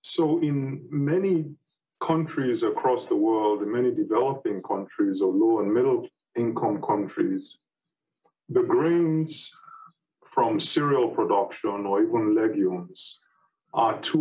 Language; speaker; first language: English; non-native, local second language; Yoruba